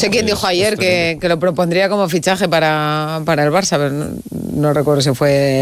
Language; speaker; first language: Spanish; native; Spanish